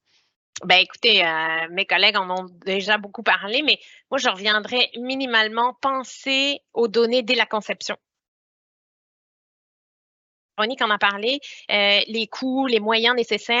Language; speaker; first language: French; native; French